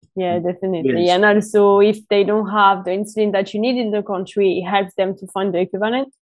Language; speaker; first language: English; non-native, fluent; French